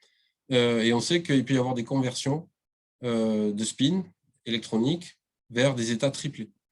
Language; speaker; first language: French; native; French